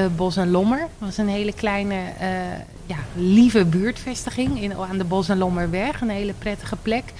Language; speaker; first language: Dutch; native; Dutch